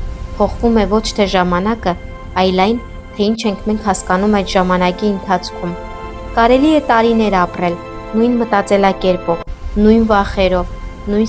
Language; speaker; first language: Armenian; native; Armenian